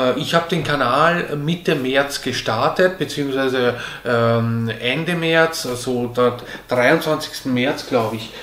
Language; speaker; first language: German; early bilingual, other home language; Hungarian